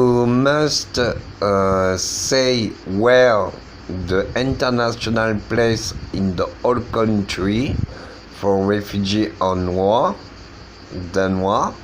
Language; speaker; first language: English; non-native, learner; French